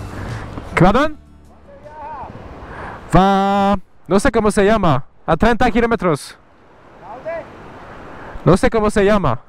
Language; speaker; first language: Spanish; non-native, learner; French